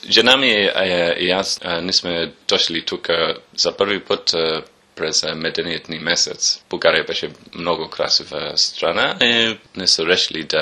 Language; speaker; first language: Bulgarian; non-native, learner; English